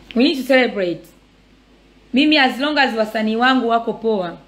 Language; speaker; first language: English; non-native, local second language; Swahili